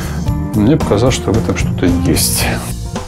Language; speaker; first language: Russian; native; Russian